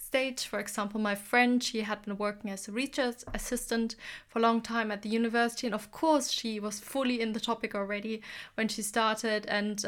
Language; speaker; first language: English; non-native, fluent; German